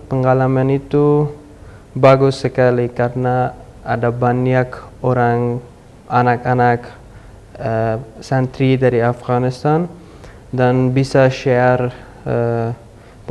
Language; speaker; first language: Indonesian; non-native, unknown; Pashto